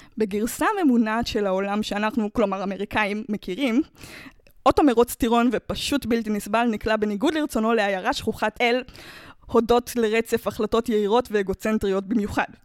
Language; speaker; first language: Hebrew; native; Hebrew